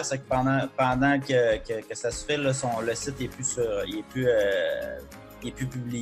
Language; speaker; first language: French; native; French